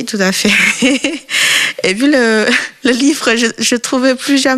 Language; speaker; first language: French; non-native, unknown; Chinese